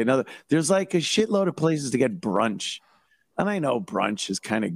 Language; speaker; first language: English; native; English